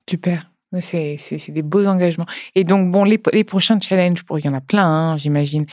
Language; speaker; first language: French; native; French